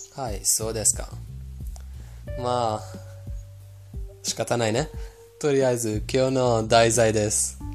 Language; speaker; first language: Japanese; non-native, fluent; Persian